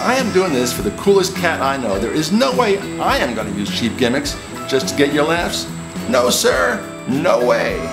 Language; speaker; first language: English; native; English